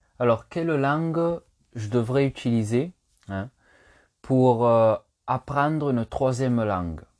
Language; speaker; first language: French; native; French